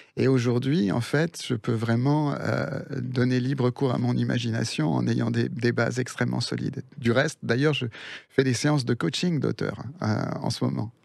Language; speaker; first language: French; early bilingual, other home language; Spanish